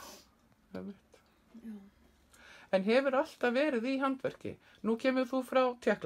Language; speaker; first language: Icelandic; native; Icelandic